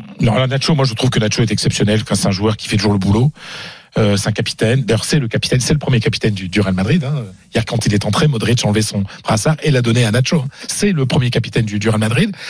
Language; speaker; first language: French; native; French